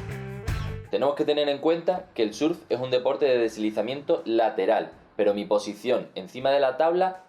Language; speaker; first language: Spanish; native; Spanish